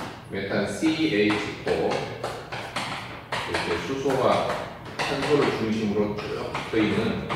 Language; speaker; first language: Korean; native; Korean